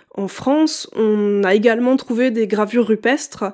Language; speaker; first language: French; native; French